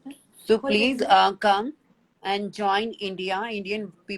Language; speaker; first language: English; non-native, learner; Hindi